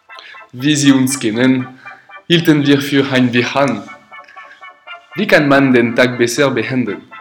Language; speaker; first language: German; non-native, learner; French